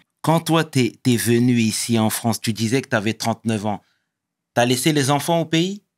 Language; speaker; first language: French; native; French